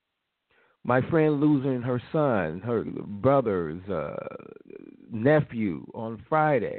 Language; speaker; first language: English; native; English